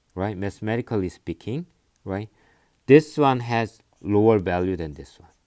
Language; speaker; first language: English; non-native, fluent; Korean